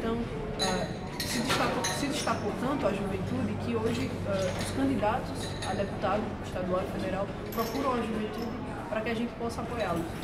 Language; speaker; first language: Portuguese; native; Portuguese